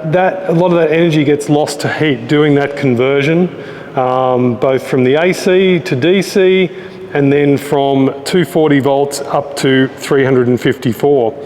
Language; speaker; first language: English; native; English